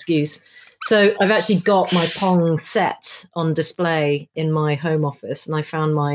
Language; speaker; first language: English; native; English